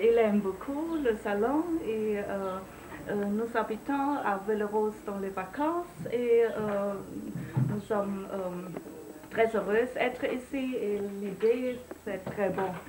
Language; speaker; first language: French; non-native, learner; German